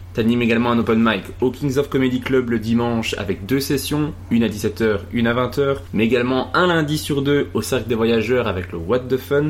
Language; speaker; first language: French; native; French